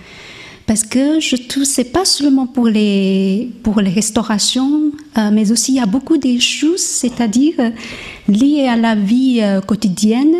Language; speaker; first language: French; non-native, learner; Chinese